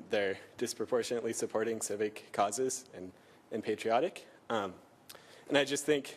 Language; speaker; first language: English; early bilingual, other home language; German